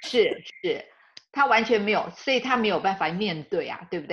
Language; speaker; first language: Chinese; native; Chinese